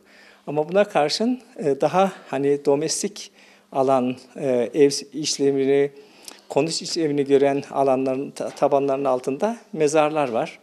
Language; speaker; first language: Turkish; native; Turkish